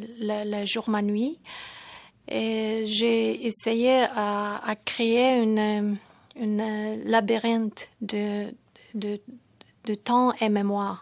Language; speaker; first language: French; non-native, fluent; Tajik